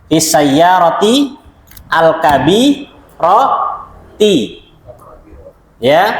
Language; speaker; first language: Arabic; non-native, fluent; Indonesian